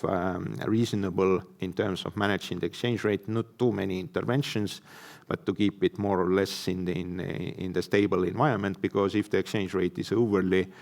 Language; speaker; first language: English; non-native, fluent; Estonian